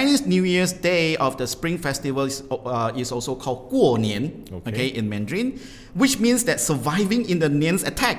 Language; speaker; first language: English; non-native, local second language; Min Nan Chinese